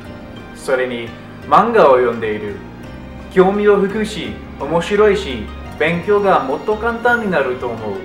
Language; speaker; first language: Japanese; non-native, learner; English